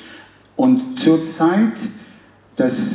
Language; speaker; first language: German; non-native, fluent; Kurdish